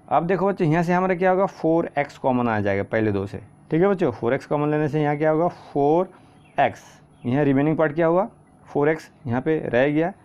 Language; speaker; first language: Hindi; non-native, local second language; Assamese